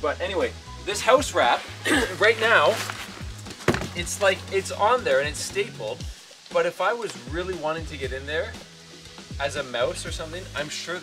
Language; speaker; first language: English; native; English